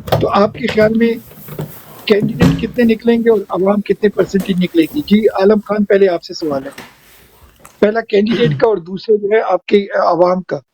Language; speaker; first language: Urdu; native; Urdu